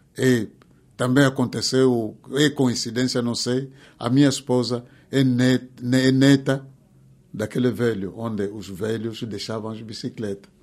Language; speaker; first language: Portuguese; non-native, fluent; Kongo